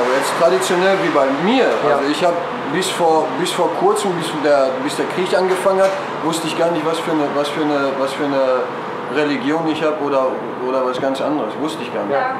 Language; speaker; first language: German; early bilingual, other home language; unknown